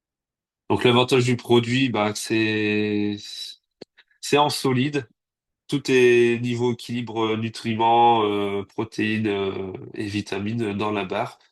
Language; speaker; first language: French; native; French